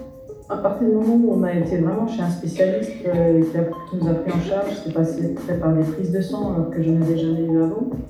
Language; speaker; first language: French; native; French